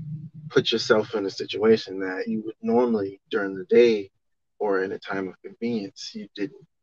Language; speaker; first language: English; native; English